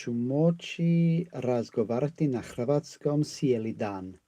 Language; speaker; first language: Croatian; non-native, learner; English